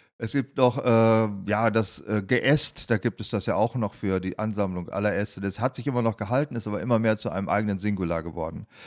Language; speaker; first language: German; native; German